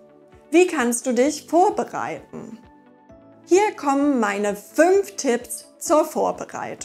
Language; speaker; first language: German; non-native, fluent; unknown